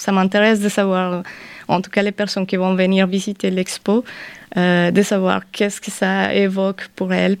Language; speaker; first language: French; non-native, fluent; Spanish